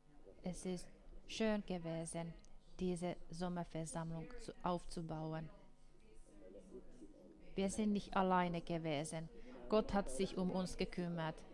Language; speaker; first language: German; non-native, fluent; Finnish